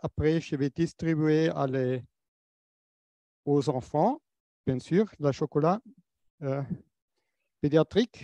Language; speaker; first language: French; non-native, fluent; English